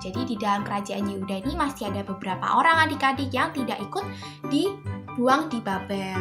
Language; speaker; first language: Indonesian; native; Indonesian